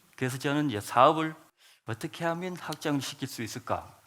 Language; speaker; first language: Korean; native; Korean